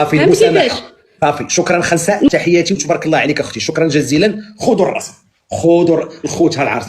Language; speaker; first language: Arabic; native; Arabic